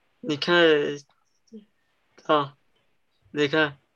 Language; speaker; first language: Chinese; early bilingual, heritage; English